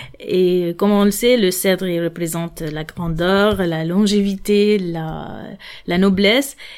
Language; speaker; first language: French; non-native, local second language; Arabic